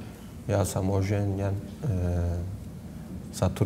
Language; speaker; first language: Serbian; non-native, learner; Turkish